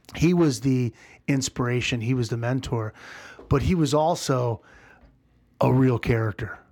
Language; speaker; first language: English; native; English